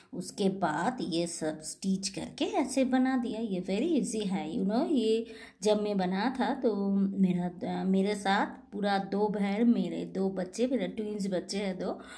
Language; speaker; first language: Hindi; non-native, local second language; Bangla